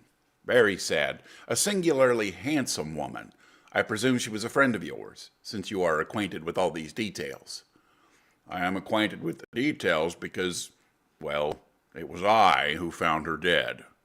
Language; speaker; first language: English; native; English